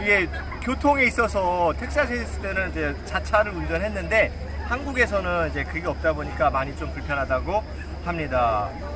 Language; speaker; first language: Korean; native; Korean